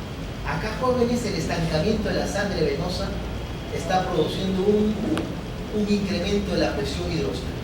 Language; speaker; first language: Spanish; native; Spanish